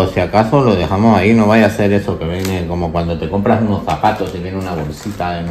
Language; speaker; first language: Spanish; native; Spanish